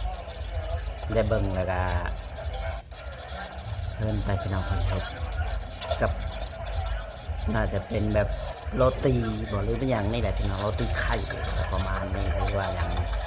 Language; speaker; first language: Thai; non-native, local second language; Northeastern Thai